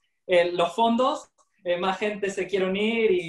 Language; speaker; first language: Spanish; native; Spanish